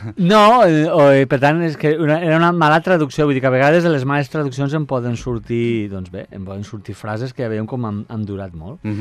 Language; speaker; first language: Catalan; native; Catalan